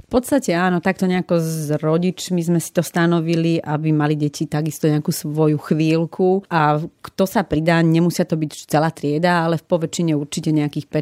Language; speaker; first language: Slovak; native; Slovak